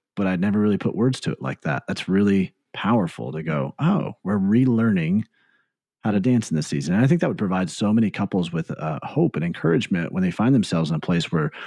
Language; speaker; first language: English; native; English